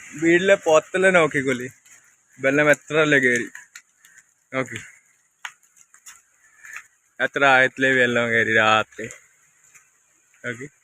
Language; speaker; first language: Malayalam; non-native, learner; Assamese